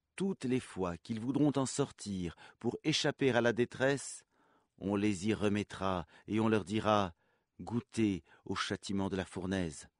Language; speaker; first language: French; native; French